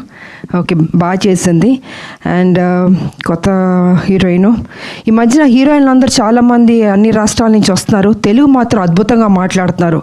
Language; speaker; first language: Telugu; native; Telugu